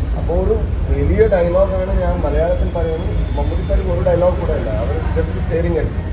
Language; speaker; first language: Malayalam; non-native, local second language; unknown